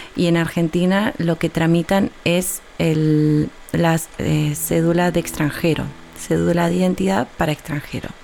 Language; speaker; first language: Spanish; native; Spanish